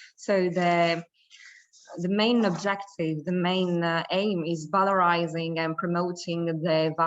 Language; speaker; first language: English; non-native, fluent; Italian